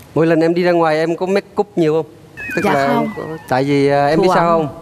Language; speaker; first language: Vietnamese; native; Vietnamese